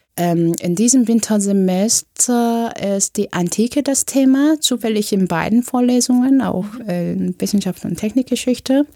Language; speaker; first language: German; non-native, fluent; Korean